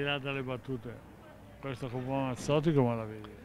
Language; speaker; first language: Italian; native; Italian